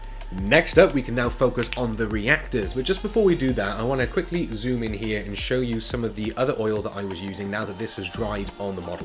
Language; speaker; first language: English; native; English